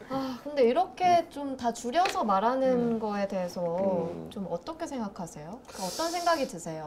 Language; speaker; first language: Korean; non-native, fluent; Russian